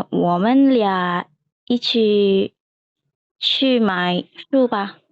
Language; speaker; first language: Chinese; non-native, learner; Indonesian